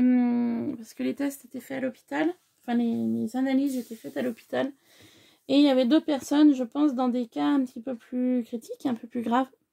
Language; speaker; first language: French; native; French